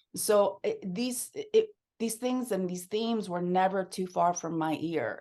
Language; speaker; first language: English; early bilingual, other home language; Spanish